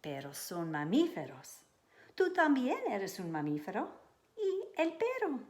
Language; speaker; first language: Spanish; non-native, learner; English